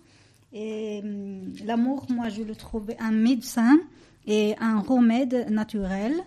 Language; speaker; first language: French; non-native, learner; Arabic